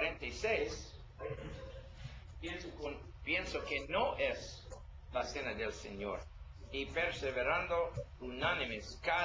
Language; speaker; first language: Spanish; non-native, learner; English